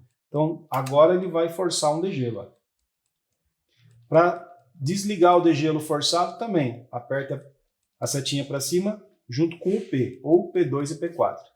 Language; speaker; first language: Portuguese; native; Portuguese